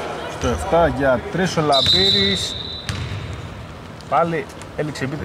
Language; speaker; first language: Greek; native; Greek